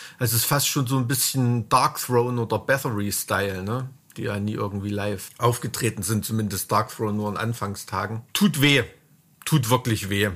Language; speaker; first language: German; native; German